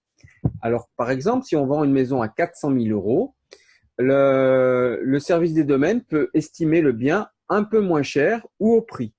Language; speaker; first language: French; native; French